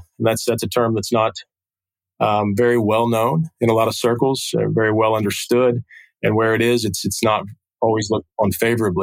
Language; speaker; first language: English; native; English